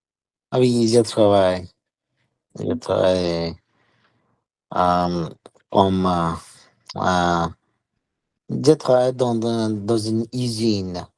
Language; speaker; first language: French; non-native, learner; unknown